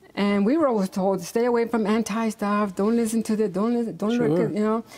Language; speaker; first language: English; native; English